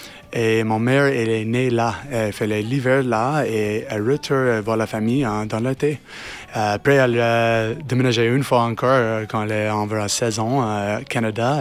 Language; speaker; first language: French; non-native, learner; English